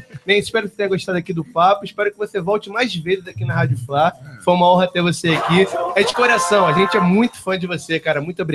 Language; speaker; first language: Portuguese; native; Portuguese